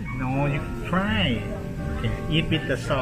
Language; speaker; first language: English; non-native, learner; Thai